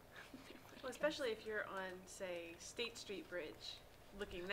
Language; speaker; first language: English; native; English